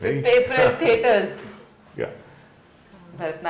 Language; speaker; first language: Telugu; non-native, local second language; Hindi